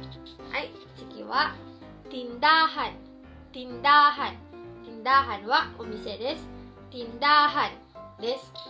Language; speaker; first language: Japanese; non-native, fluent; Filipino